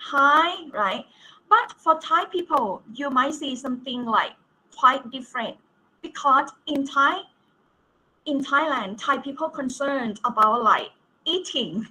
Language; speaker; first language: English; non-native, fluent; Thai